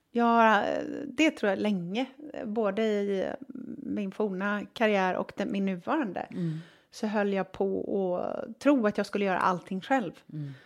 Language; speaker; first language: Swedish; native; Swedish